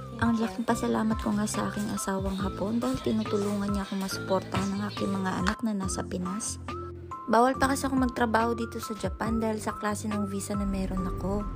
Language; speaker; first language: Filipino; native; Filipino